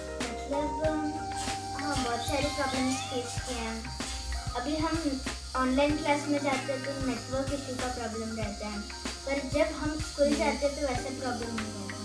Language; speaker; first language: Hindi; non-native, local second language; Malayalam